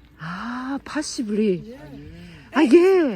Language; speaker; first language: English; non-native, learner; Korean